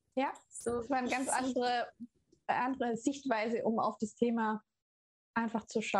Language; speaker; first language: German; native; German